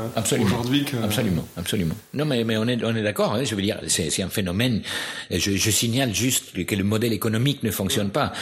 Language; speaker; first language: French; non-native, fluent; Spanish